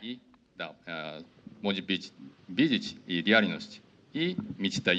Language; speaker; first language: Russian; non-native, learner; Japanese